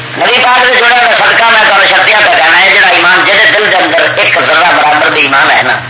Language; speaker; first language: Urdu; non-native, local second language; Punjabi